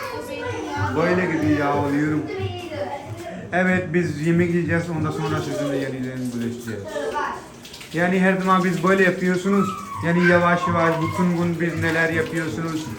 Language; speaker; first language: Turkish; non-native, learner; Urdu